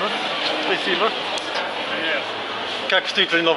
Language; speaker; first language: Russian; non-native, learner; English